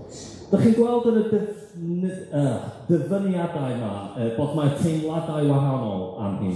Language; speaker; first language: Welsh; non-native, fluent; English